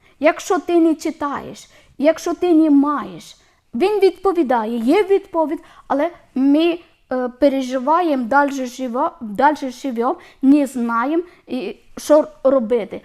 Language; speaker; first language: Ukrainian; non-native, learner; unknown